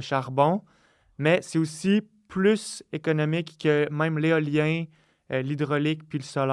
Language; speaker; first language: French; native; French